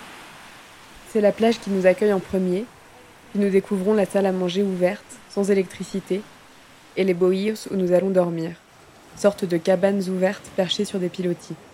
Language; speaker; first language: French; native; French